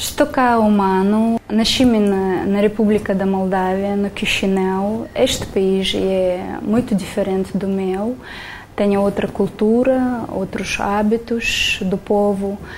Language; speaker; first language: Portuguese; non-native, learner; Romanian